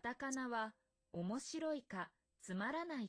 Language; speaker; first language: Japanese; non-native, learner; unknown